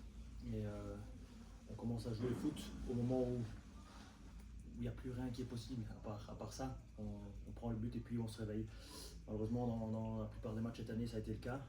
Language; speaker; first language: French; native; French